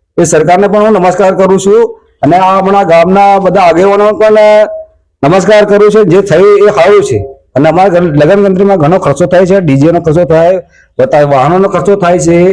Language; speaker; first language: Gujarati; non-native, local second language; Bhili